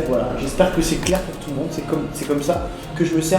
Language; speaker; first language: French; native; French